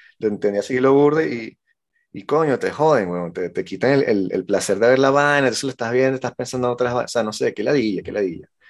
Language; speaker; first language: Spanish; native; Spanish